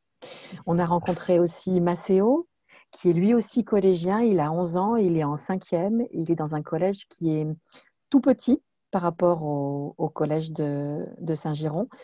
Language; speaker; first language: French; native; French